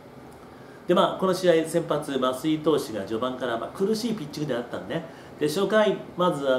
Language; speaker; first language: Japanese; native; Japanese